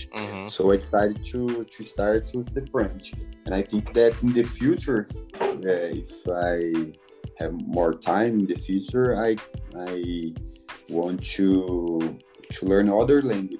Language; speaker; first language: English; non-native, learner; Portuguese